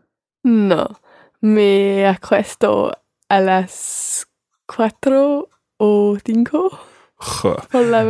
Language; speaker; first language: Spanish; non-native, learner; English